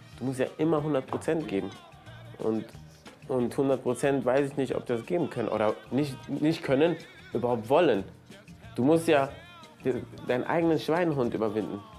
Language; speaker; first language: German; early bilingual, other home language; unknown